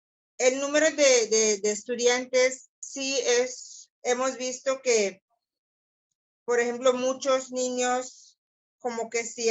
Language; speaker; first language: Spanish; non-native, local second language; English